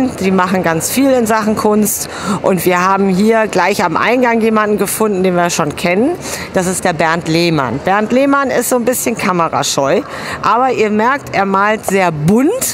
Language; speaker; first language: German; native; German